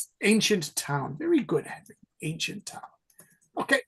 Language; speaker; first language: English; native; English